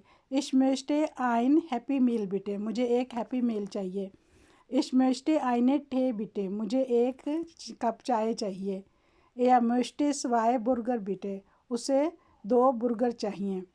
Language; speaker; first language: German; non-native, fluent; Urdu